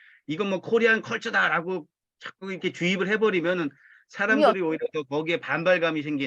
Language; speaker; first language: Korean; native; Korean